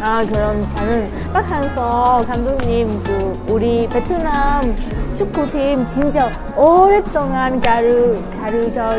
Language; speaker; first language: Korean; non-native, learner; Vietnamese